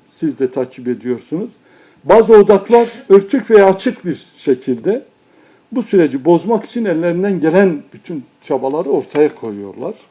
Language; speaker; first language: Turkish; non-native, local second language; Kurdish